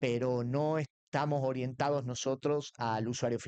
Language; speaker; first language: Spanish; native; Spanish